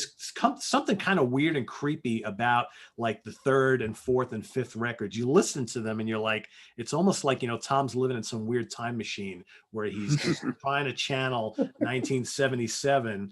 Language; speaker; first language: English; native; English